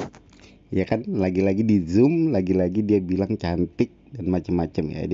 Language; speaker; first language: Indonesian; native; Indonesian